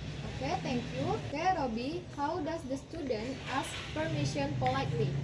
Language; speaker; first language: English; non-native, learner; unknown